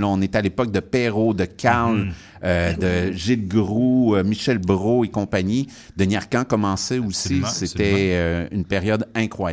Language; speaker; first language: French; native; French